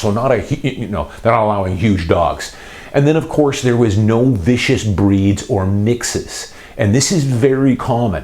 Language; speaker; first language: English; native; English